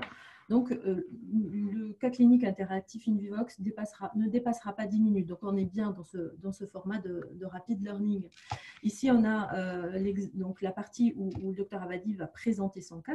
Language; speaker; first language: French; native; French